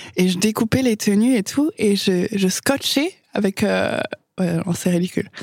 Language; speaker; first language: French; non-native, fluent; English